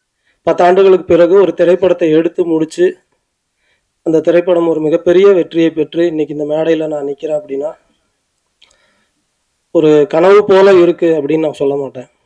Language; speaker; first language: Tamil; native; Tamil